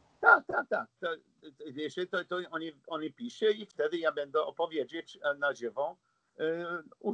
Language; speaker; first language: Polish; non-native, learner; English